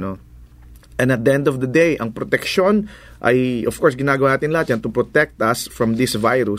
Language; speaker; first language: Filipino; native; Filipino